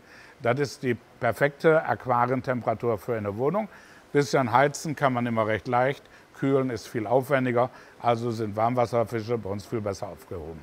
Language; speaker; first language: German; native; German